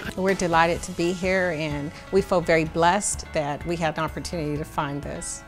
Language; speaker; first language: English; native; English